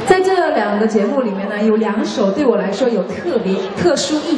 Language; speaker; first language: Chinese; native; Chinese